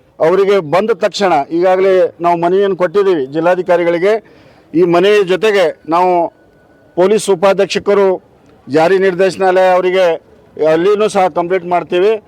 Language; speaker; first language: Kannada; non-native, local second language; Lambadi